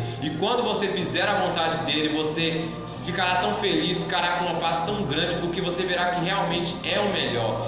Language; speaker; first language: Portuguese; native; Portuguese